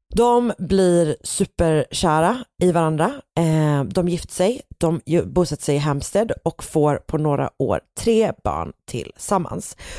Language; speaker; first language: Swedish; native; Swedish